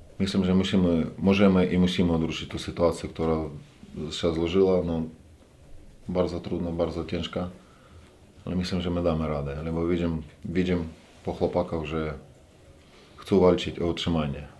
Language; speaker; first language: Polish; non-native, fluent; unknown